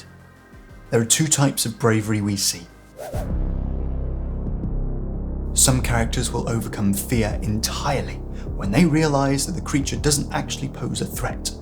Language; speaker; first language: English; native; English